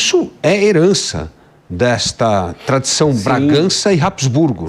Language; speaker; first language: Portuguese; native; Portuguese